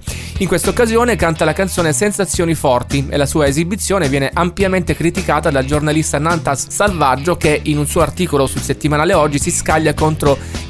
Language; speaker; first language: Italian; native; Italian